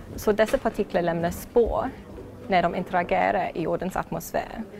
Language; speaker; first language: Swedish; non-native, fluent; English